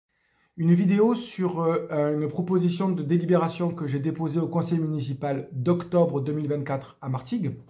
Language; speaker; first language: French; native; French